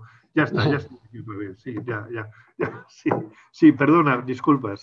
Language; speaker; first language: Spanish; native; Spanish